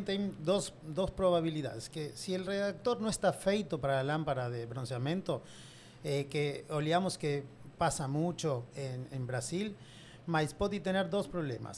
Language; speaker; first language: Portuguese; non-native, learner; Spanish